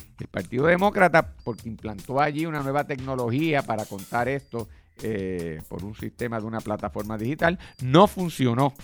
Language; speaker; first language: Spanish; native; Spanish